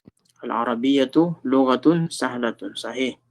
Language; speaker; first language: Arabic; non-native, fluent; Filipino